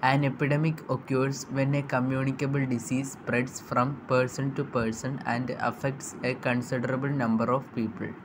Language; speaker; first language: English; non-native, local second language; Malayalam